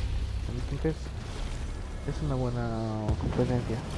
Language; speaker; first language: Spanish; non-native, learner; French